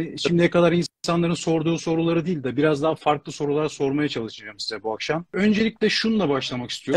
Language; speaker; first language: Turkish; native; Turkish